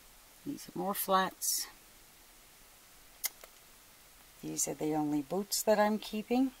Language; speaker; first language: English; native; English